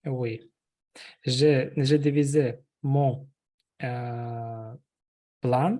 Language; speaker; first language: French; non-native, learner; Russian